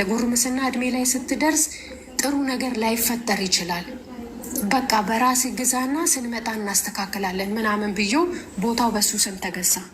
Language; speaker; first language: Amharic; native; Amharic